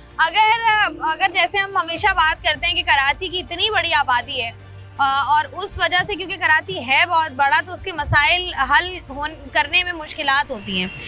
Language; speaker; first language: Urdu; native; Urdu